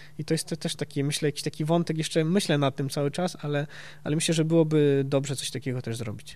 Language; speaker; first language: Polish; early bilingual, heritage; Polish